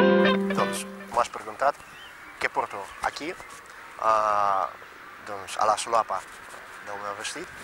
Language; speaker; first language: Catalan; non-native, fluent; Russian